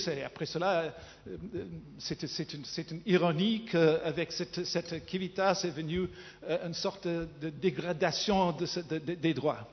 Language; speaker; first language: French; non-native, fluent; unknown